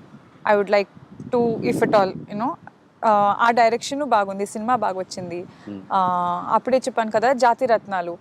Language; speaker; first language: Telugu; non-native, fluent; Kannada